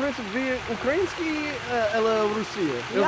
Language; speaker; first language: Russian; non-native, learner; English